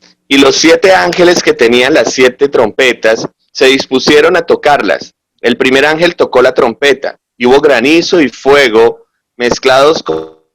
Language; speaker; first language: Spanish; native; Spanish